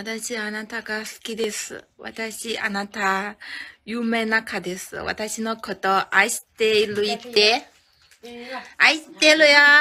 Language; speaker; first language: Japanese; non-native, learner; Chinese